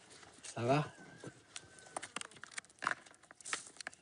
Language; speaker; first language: French; native; French